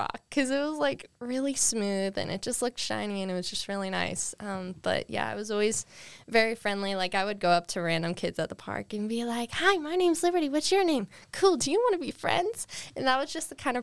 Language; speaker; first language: English; native; English